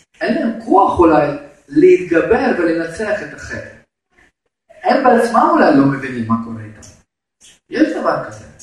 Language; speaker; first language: Hebrew; non-native, fluent; Russian